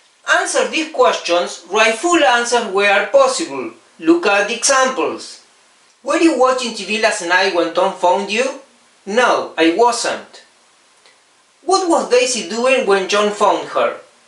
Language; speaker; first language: English; non-native, fluent; Spanish